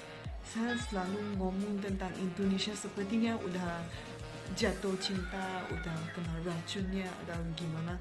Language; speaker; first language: Indonesian; non-native, fluent; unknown